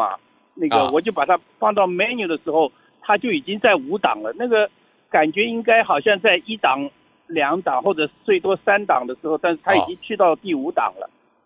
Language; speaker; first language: Chinese; native; Chinese